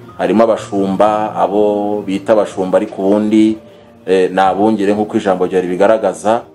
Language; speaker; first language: Kinyarwanda; early bilingual, heritage; Kinyarwanda